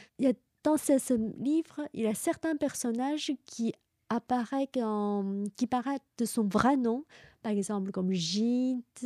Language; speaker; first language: French; non-native, fluent; Chinese